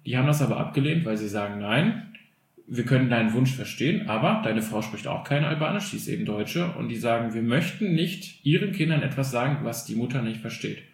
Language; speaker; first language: German; early bilingual, other home language; Albanian